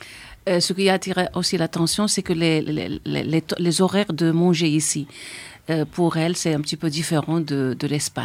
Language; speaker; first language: French; non-native, fluent; Spanish